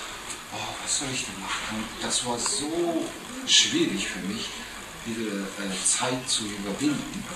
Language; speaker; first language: German; non-native, fluent; Japanese